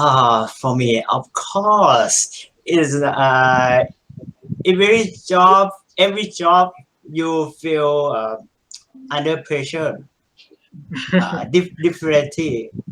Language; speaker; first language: English; non-native, learner; Thai